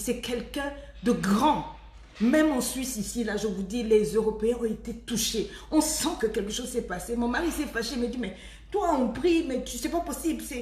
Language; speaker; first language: French; native; French